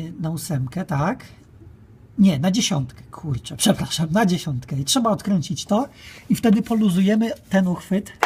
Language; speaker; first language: Polish; native; Polish